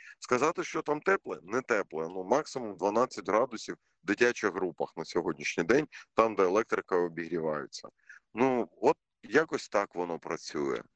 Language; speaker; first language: Ukrainian; non-native, local second language; Russian